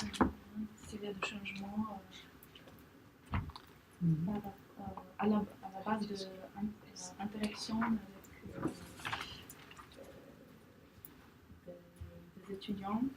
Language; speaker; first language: French; non-native, fluent; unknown